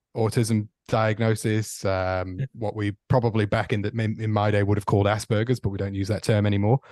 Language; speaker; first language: English; native; English